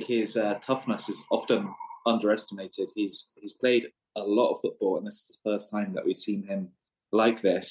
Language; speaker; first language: English; native; English